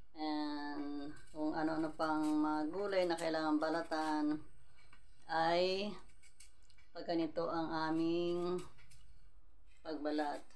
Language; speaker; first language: Filipino; non-native, local second language; Iloko